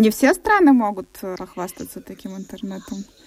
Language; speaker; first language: Russian; native; Russian